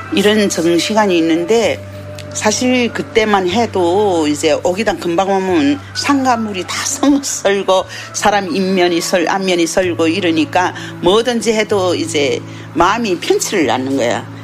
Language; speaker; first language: Korean; early bilingual, heritage; Korean